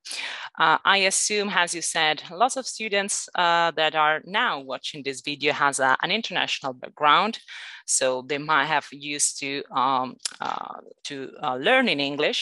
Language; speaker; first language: English; non-native, fluent; Italian